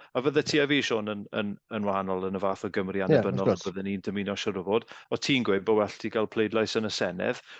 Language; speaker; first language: Welsh; native; Welsh